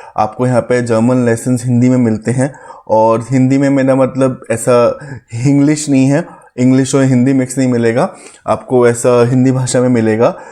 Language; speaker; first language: Hindi; native; Hindi